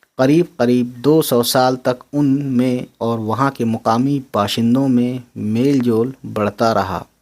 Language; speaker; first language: Urdu; native; Urdu